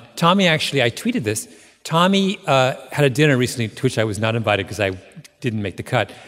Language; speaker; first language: English; native; English